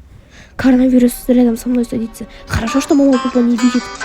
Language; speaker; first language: Russian; non-native, local second language; Kazakh